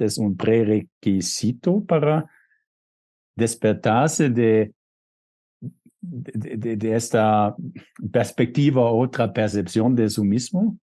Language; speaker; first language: Spanish; non-native, fluent; German